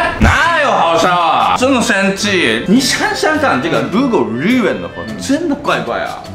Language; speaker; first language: Chinese; non-native, fluent; Japanese